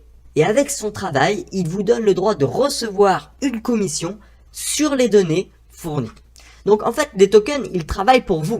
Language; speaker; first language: French; native; French